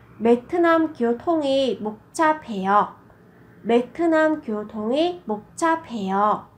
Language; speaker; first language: Korean; non-native, fluent; Vietnamese